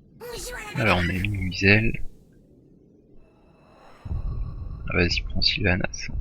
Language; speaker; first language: French; native; French